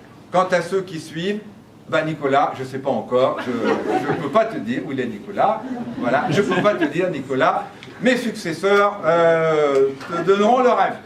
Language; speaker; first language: French; native; French